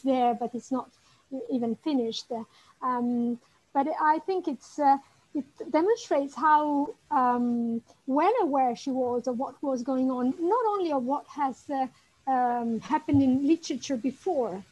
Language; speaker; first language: English; non-native, fluent; Italian